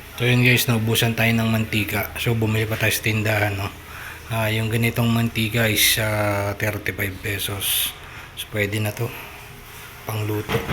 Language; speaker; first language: Filipino; native; Filipino